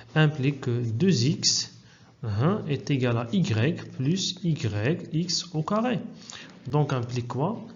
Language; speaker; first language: French; non-native, local second language; Arabic